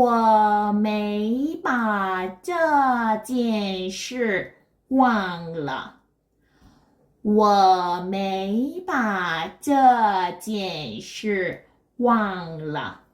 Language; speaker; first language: Chinese; non-native, fluent; Korean